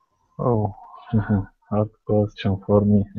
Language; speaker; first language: English; non-native, learner; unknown